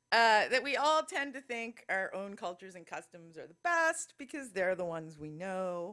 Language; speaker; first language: English; native; English